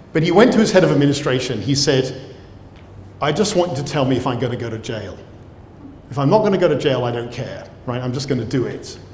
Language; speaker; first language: English; native; English